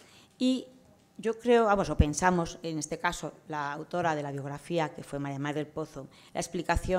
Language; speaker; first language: Spanish; native; Spanish